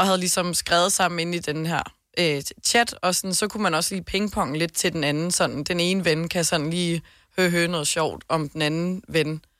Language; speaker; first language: Danish; native; Danish